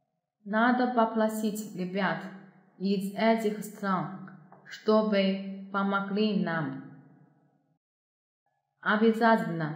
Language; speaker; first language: Russian; non-native, fluent; Chinese